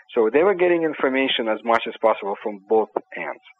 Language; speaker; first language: English; non-native, fluent; Ukrainian